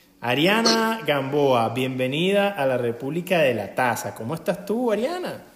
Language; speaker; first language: Spanish; native; Spanish